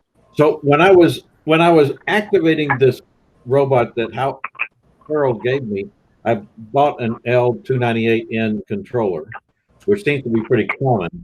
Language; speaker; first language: English; native; English